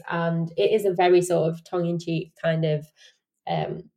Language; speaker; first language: English; native; English